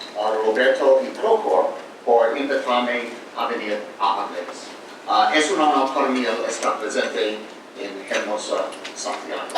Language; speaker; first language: Spanish; non-native, learner; English